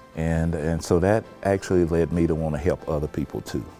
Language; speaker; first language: English; native; English